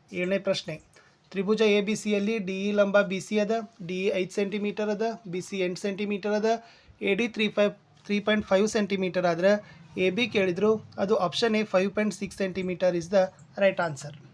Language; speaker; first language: Kannada; native; Kannada